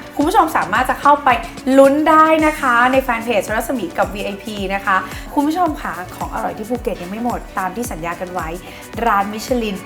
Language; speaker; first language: Thai; native; Thai